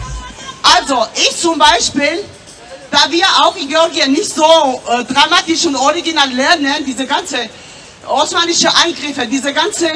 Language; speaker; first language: German; non-native, fluent; Georgian